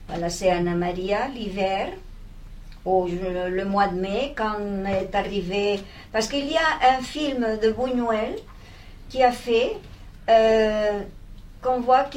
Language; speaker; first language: French; non-native, fluent; Spanish